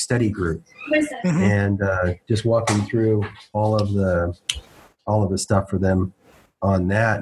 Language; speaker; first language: English; native; English